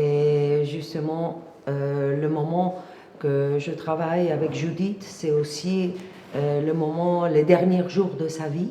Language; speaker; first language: French; non-native, fluent; Spanish